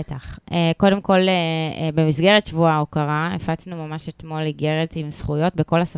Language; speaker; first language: Hebrew; native; Hebrew